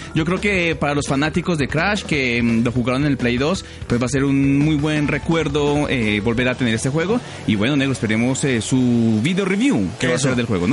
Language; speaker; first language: Spanish; native; Spanish